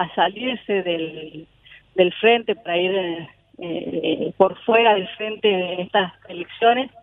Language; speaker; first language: Spanish; native; Spanish